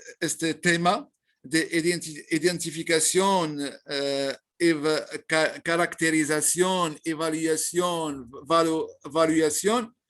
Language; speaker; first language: Spanish; non-native, learner; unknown